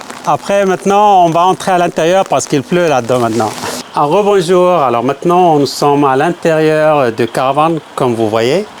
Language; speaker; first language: French; non-native, fluent; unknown